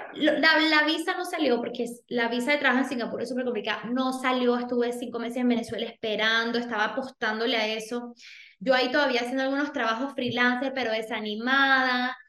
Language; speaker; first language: Spanish; early bilingual, other home language; Portuguese